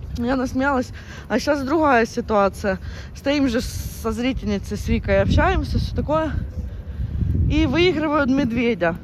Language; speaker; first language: Russian; native; Russian